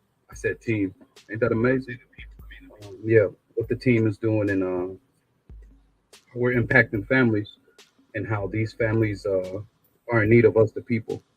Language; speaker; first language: English; native; English